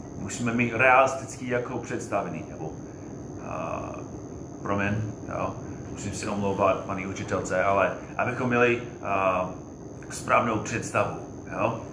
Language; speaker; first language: Czech; non-native, fluent; English